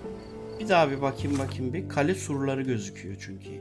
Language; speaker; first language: Turkish; native; Turkish